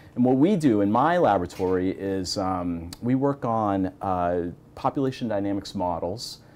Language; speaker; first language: English; native; English